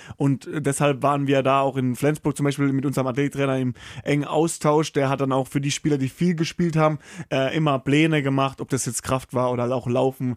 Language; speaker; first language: German; native; German